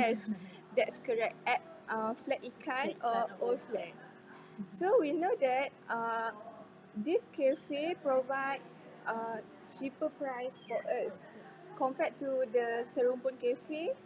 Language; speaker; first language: English; non-native, local second language; Malay